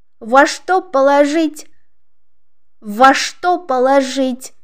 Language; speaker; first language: Russian; non-native, local second language; Uzbek